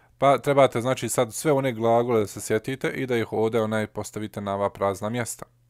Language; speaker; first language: Bosnian; early bilingual, heritage; Bosnian